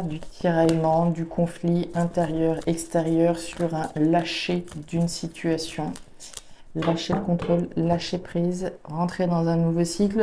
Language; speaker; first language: French; native; French